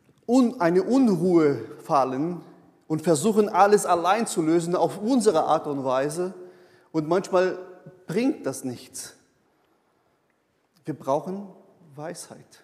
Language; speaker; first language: German; non-native, fluent; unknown